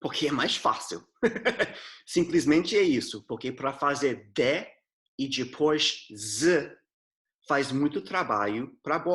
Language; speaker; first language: Portuguese; non-native, fluent; English